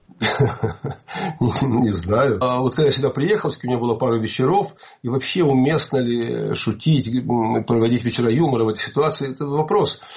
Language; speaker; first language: Russian; native; Russian